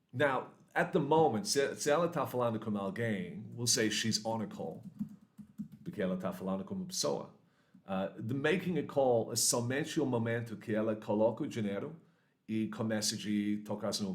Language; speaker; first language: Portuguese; non-native, learner; English